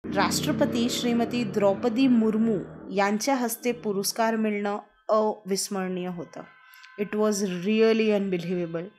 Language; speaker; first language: Marathi; non-native, local second language; Hindi